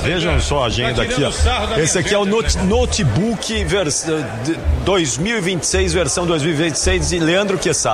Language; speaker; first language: Portuguese; native; Portuguese